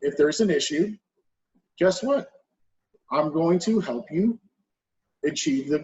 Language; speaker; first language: English; native; English